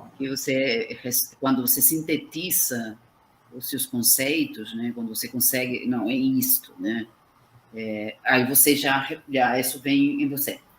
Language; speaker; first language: Portuguese; non-native, fluent; Spanish